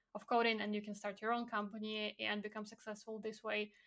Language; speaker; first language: English; non-native, fluent; Belarusian